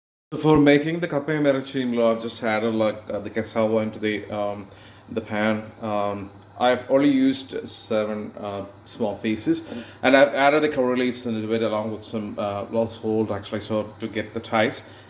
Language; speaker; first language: English; non-native, local second language; Malayalam